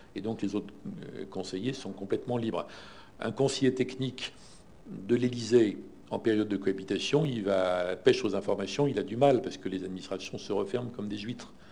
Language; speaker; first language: French; native; French